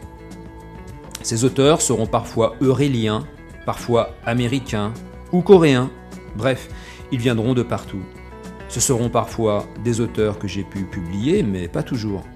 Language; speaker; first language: French; native; French